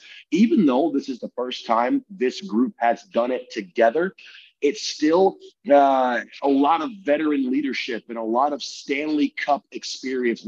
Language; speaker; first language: English; native; English